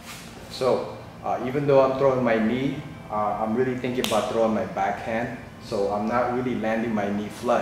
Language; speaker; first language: English; native; English